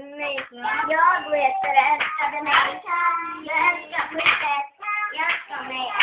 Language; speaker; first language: Swedish; early bilingual, other home language; Filipino